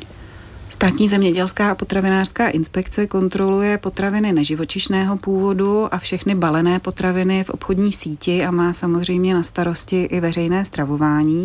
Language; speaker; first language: Czech; native; Czech